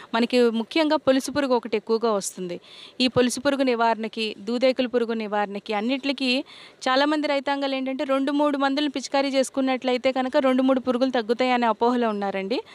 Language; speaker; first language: Telugu; native; Telugu